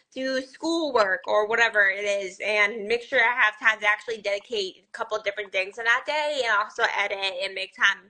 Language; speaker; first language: English; native; English